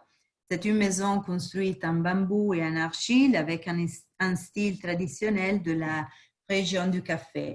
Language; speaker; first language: French; non-native, fluent; Portuguese